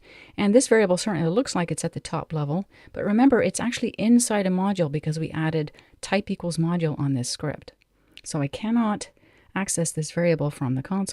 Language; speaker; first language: English; native; English